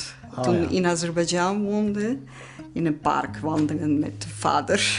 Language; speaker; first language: Dutch; non-native, learner; Azerbaijani